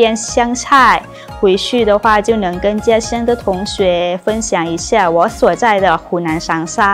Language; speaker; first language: Chinese; non-native, fluent; Thai